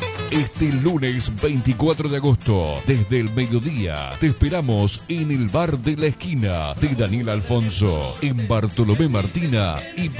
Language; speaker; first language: Spanish; native; Spanish